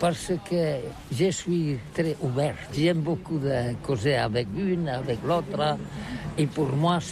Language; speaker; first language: French; non-native, learner; Catalan